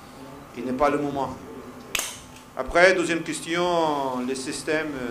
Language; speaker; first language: French; non-native, fluent; Portuguese